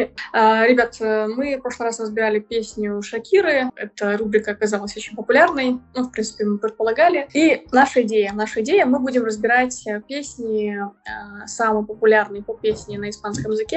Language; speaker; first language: Russian; native; Russian